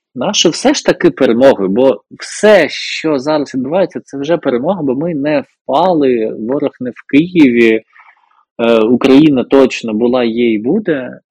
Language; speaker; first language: Ukrainian; native; Ukrainian